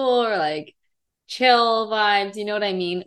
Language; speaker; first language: English; native; English